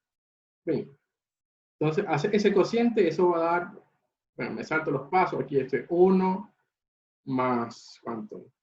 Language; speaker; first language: Spanish; native; Spanish